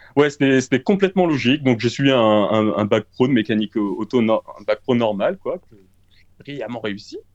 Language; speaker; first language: French; early bilingual, other home language; Portuguese